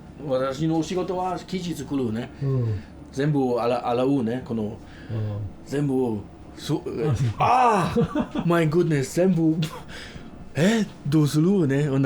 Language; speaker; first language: Japanese; non-native, learner; German